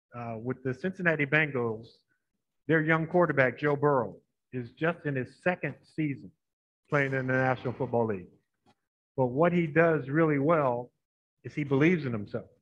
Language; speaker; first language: English; native; English